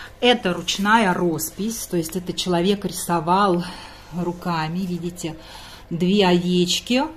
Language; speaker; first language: Russian; non-native, local second language; Latvian